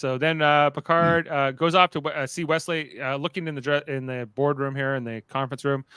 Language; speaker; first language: English; native; English